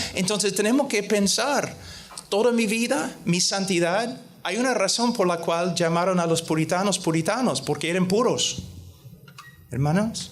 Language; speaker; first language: Spanish; non-native, fluent; English